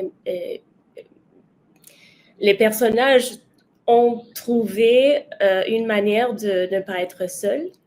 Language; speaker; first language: French; non-native, learner; Spanish